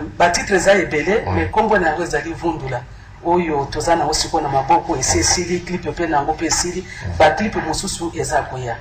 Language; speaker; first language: Lingala; non-native, local second language; Luba-Lulua